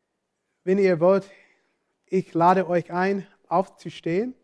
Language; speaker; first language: German; non-native, fluent; English